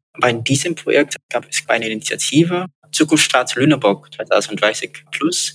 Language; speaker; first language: German; non-native, fluent; Yoruba